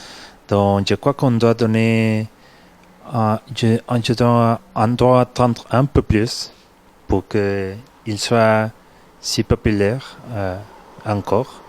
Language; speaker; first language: French; non-native, fluent; Spanish